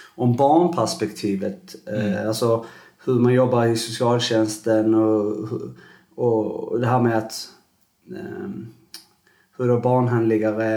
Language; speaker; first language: Swedish; native; Swedish